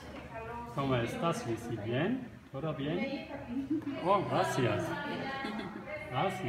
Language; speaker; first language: Spanish; non-native, learner; German